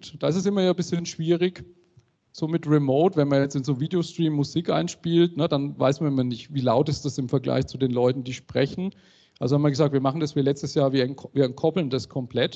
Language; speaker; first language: German; native; German